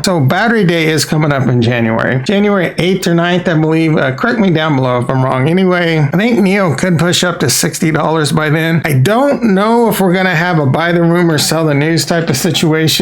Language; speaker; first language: English; native; English